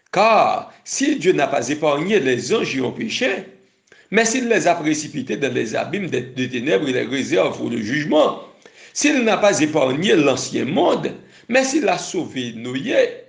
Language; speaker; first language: French; non-native, local second language; Haitian Creole